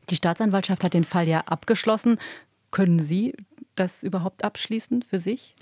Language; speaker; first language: German; native; German